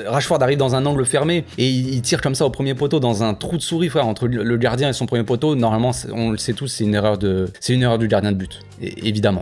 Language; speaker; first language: French; native; French